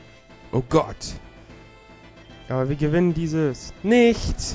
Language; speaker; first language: German; native; German